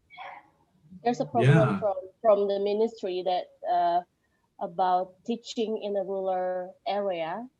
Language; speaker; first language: English; non-native, learner; Indonesian